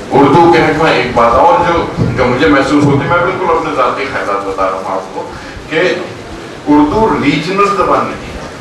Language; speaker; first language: Urdu; native; Urdu